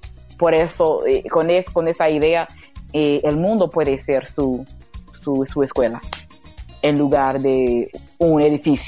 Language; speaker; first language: Spanish; non-native, learner; English